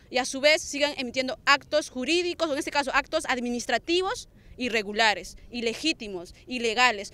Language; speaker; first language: Spanish; native; Spanish